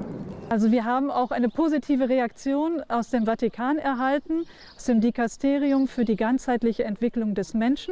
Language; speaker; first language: German; native; German